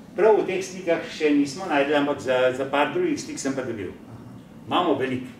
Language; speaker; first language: Slovenian; native; Slovenian